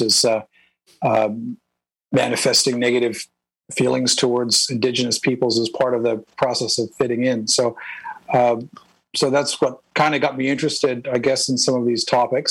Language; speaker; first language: English; native; English